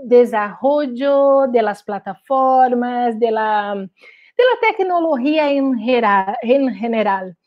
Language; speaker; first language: Spanish; non-native, learner; Portuguese